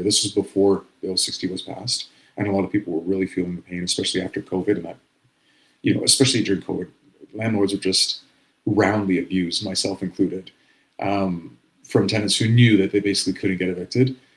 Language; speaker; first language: English; native; English